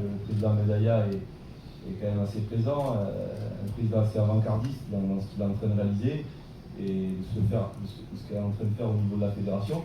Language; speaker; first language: French; native; French